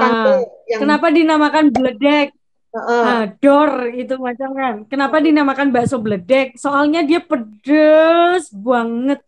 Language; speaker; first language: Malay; non-native, local second language; Javanese